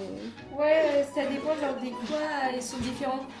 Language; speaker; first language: French; non-native, fluent; Ukrainian